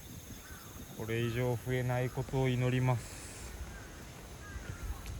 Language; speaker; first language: Japanese; native; Japanese